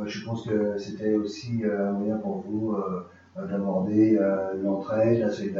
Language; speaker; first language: French; native; French